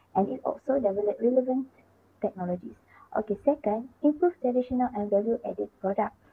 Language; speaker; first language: English; non-native, local second language; Malay